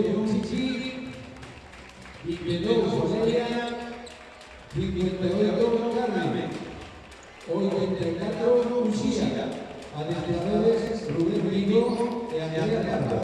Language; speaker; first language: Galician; non-native, local second language; Spanish